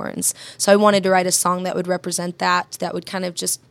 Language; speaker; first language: English; native; English